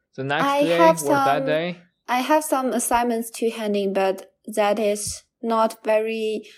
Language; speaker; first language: English; non-native, learner; Chinese